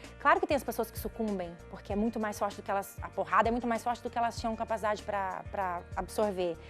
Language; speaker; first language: Portuguese; native; Portuguese